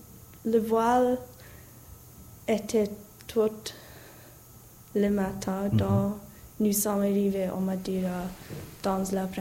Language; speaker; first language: French; non-native, learner; English